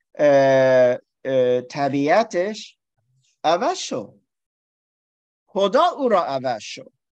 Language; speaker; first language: Persian; non-native, learner; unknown